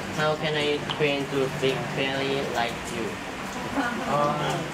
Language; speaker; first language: English; non-native, learner; Thai